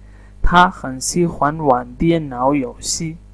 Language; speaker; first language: Chinese; non-native, learner; Urdu